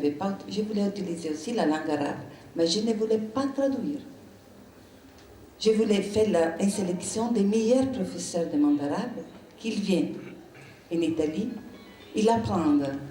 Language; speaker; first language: French; non-native, learner; Italian